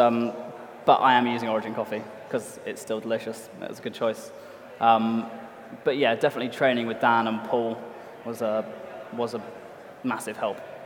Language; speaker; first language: English; native; English